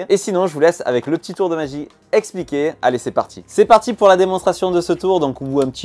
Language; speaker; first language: French; native; French